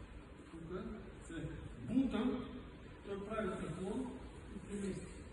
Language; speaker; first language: Bulgarian; non-native, learner; Russian